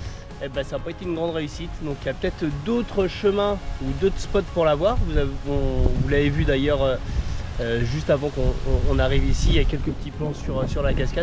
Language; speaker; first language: French; native; French